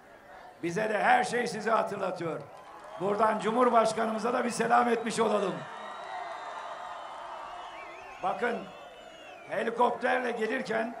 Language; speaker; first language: Turkish; native; Turkish